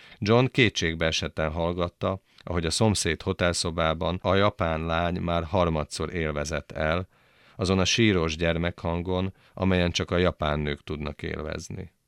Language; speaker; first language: Hungarian; native; Hungarian